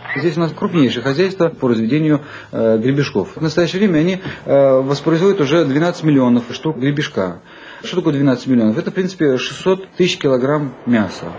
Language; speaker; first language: Russian; native; Russian